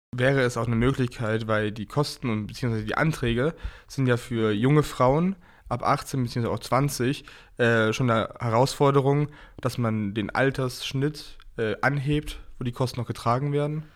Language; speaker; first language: German; native; German